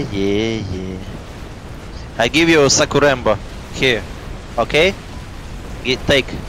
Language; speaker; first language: English; non-native, learner; Russian